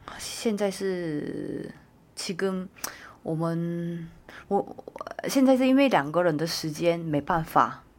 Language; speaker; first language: Chinese; non-native, fluent; Korean